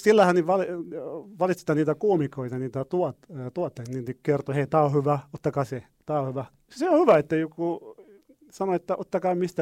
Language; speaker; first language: Finnish; non-native, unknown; Arabic